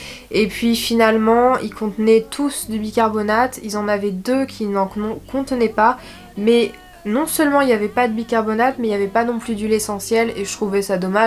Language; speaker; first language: French; native; French